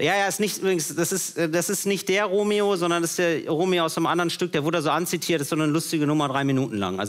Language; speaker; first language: German; native; German